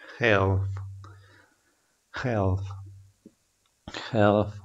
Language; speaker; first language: English; non-native, learner; Spanish